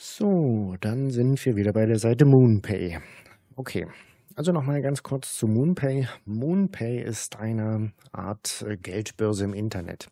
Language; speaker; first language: German; native; German